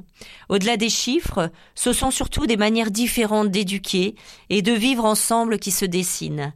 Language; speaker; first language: French; native; French